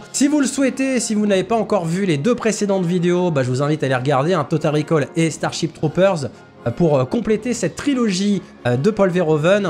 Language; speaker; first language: French; native; French